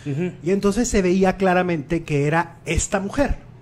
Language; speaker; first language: Spanish; native; Spanish